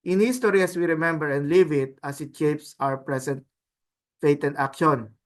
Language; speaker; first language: English; non-native, local second language; Filipino